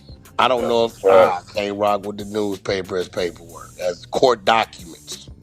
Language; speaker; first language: English; native; English